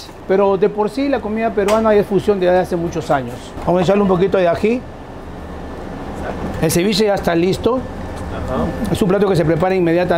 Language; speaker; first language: Spanish; native; Spanish